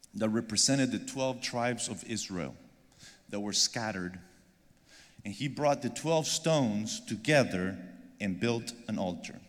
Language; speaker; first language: English; non-native, fluent; Spanish